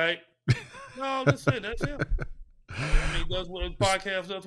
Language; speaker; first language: English; native; English